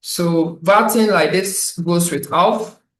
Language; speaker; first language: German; non-native, fluent; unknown